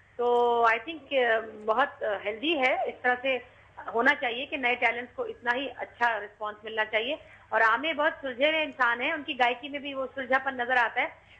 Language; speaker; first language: Urdu; native; Urdu